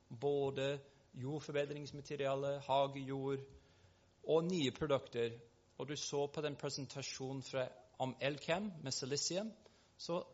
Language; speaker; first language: Norwegian; non-native, fluent; English